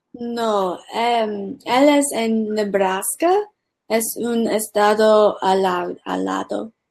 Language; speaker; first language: Spanish; early bilingual, heritage; English